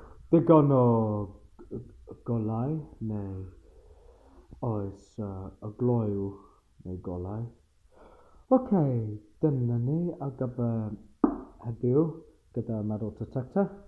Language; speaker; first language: Welsh; non-native, learner; English